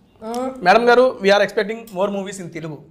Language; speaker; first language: Telugu; native; Telugu